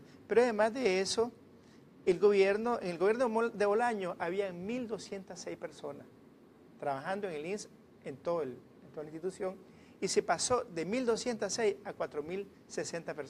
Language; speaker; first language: Spanish; native; Spanish